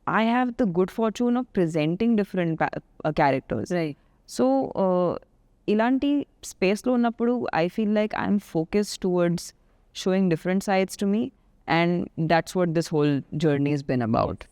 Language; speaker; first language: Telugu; non-native, local second language; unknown